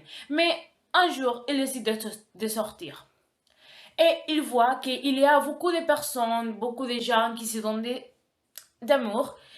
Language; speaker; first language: French; non-native, learner; Spanish